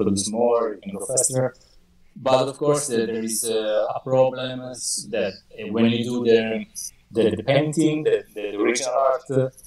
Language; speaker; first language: English; non-native, fluent; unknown